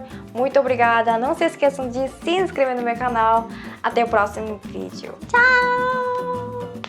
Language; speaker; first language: Portuguese; non-native, fluent; Korean